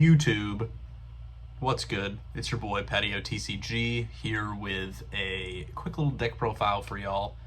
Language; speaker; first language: English; native; English